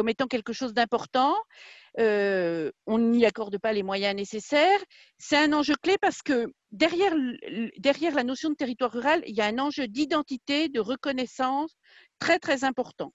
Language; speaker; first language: French; native; French